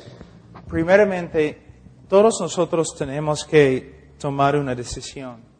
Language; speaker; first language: Spanish; non-native, fluent; English